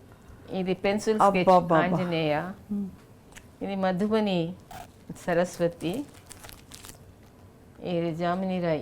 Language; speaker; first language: Telugu; non-native, local second language; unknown